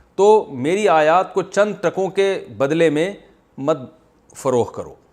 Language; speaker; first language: Urdu; non-native, local second language; Pashto